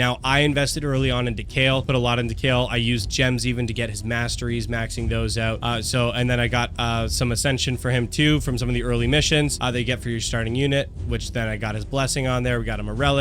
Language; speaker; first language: English; native; English